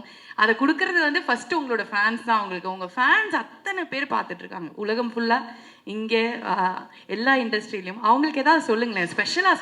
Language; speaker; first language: Tamil; native; Tamil